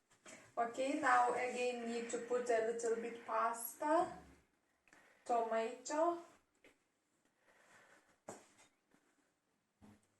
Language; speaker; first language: English; non-native, learner; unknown